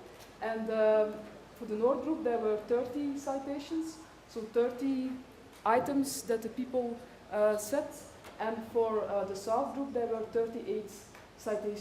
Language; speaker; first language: English; non-native, fluent; Dutch